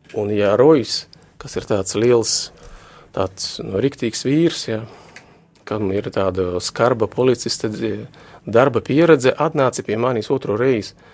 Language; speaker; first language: Latvian; non-native, local second language; Russian